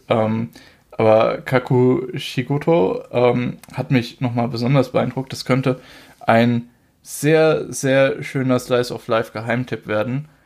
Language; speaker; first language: German; native; German